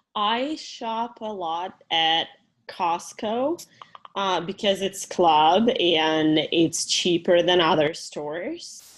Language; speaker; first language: English; non-native, fluent; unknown